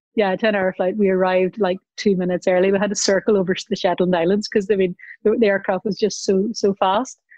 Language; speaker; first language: English; native; English